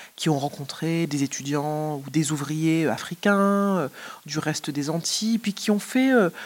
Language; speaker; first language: French; native; French